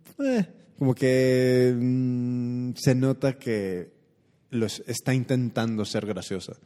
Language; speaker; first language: Spanish; early bilingual, heritage; Spanish